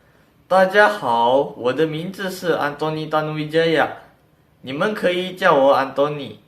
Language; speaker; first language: Chinese; non-native, learner; Indonesian